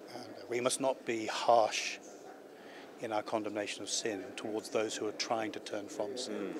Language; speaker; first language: English; native; English